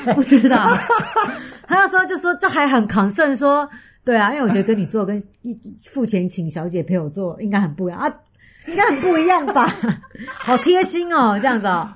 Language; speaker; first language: Chinese; native; Chinese